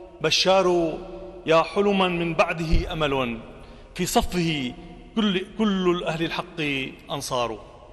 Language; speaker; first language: Arabic; native; Arabic